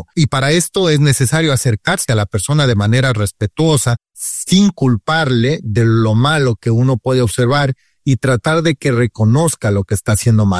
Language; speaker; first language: Spanish; native; Spanish